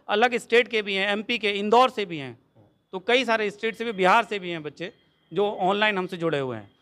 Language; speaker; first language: Hindi; native; Hindi